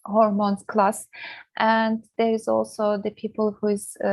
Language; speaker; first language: English; non-native, fluent; Russian